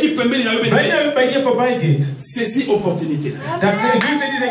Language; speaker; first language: German; non-native, learner; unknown